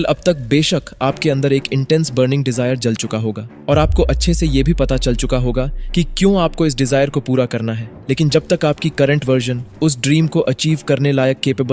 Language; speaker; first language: Hindi; native; Hindi